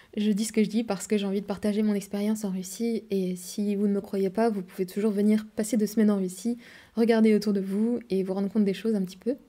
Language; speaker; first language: French; native; French